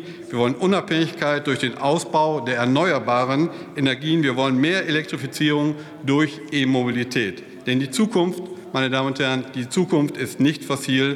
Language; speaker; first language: German; native; German